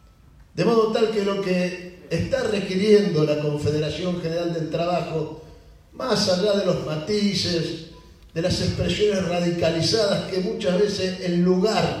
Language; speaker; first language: Spanish; native; Spanish